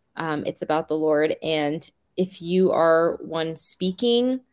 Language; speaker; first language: English; native; English